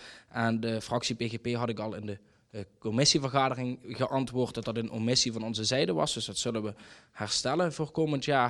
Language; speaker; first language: Dutch; native; Dutch